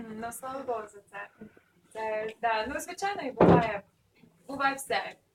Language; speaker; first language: Ukrainian; early bilingual, other home language; English